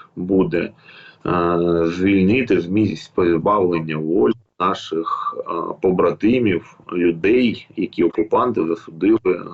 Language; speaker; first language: Ukrainian; native; Ukrainian